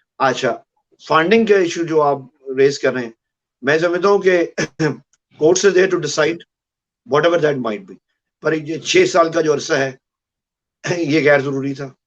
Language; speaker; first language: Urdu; non-native, local second language; Punjabi